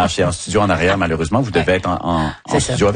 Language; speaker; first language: French; native; French